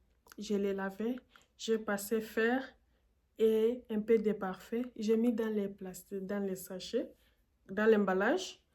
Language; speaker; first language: French; non-native, fluent; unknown